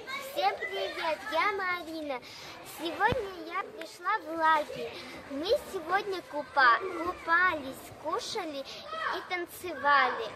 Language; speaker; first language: Russian; non-native, learner; Armenian